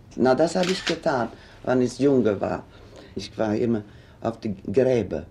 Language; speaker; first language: German; non-native, fluent; Swedish